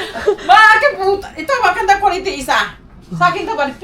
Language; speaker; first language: Filipino; non-native, learner; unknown